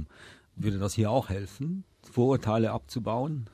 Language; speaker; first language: German; native; German